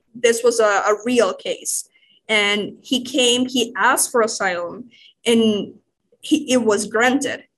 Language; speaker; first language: English; non-native, fluent; Spanish